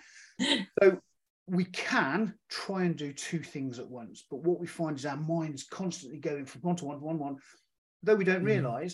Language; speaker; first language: English; native; English